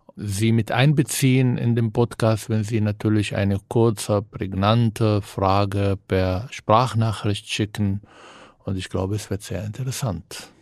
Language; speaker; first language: German; non-native, fluent; Arabic